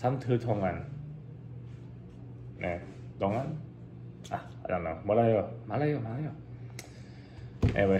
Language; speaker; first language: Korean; non-native, learner; English